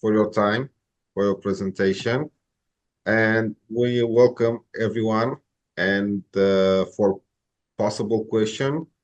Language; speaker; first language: English; non-native, fluent; Romanian